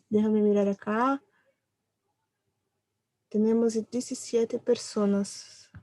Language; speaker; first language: Spanish; non-native, learner; Portuguese